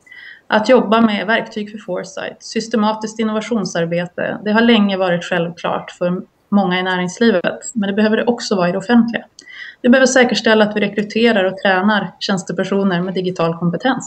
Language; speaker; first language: Swedish; native; Swedish